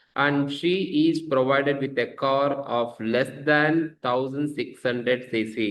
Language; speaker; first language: English; non-native, local second language; Kannada